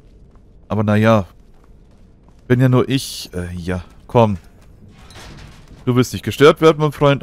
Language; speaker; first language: German; native; German